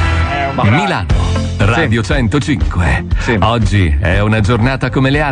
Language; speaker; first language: Italian; native; Italian